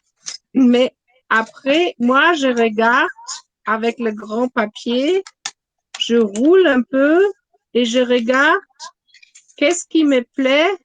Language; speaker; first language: French; non-native, fluent; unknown